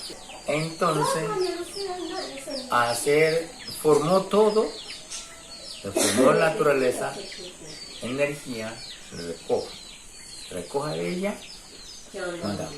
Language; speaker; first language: Spanish; non-native, local second language; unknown